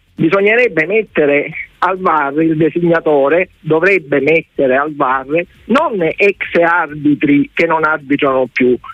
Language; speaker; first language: Italian; native; Italian